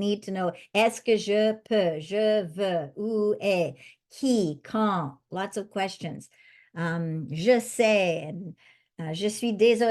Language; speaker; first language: French; non-native, fluent; English